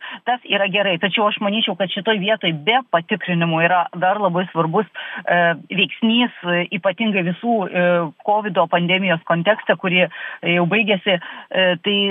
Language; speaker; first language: Lithuanian; native; Lithuanian